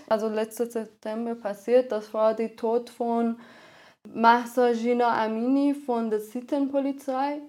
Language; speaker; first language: German; non-native, fluent; Persian